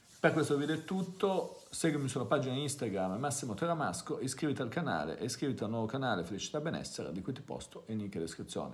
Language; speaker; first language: Italian; native; Italian